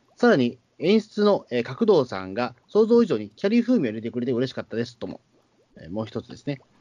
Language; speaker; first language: Japanese; native; Japanese